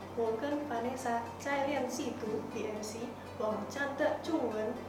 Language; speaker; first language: Chinese; non-native, learner; Indonesian